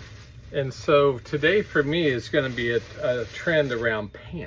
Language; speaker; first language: English; native; English